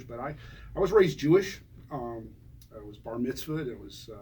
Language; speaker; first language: English; native; English